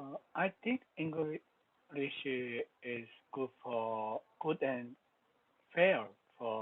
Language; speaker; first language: English; non-native, learner; Korean